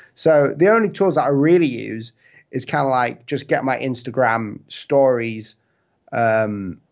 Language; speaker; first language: English; native; English